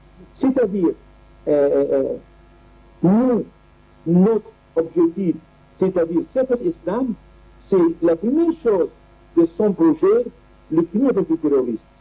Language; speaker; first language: French; non-native, learner; Arabic